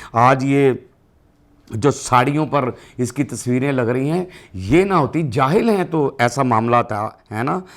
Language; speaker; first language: Urdu; non-native, local second language; Punjabi